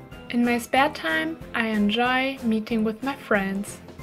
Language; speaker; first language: English; non-native, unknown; German